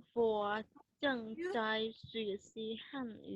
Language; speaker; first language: Chinese; non-native, learner; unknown